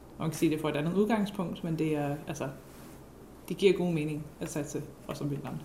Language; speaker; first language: Danish; non-native, fluent; English